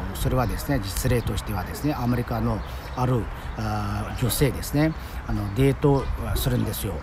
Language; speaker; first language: Japanese; non-native, fluent; Chinese